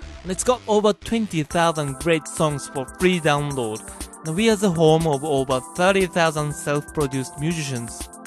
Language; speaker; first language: English; non-native, fluent; Japanese